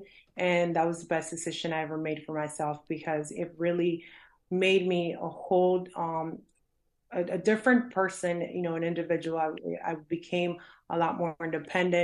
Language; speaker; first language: English; early bilingual, other home language; Spanish